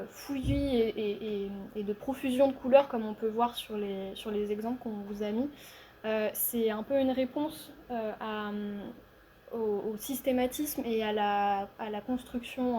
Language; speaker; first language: French; native; French